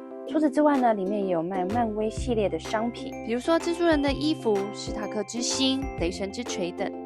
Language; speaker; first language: Chinese; native; Chinese